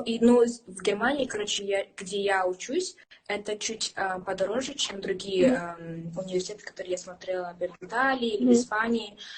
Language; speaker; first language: Russian; early bilingual, heritage; English